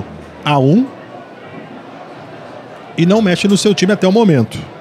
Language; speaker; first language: Portuguese; native; Portuguese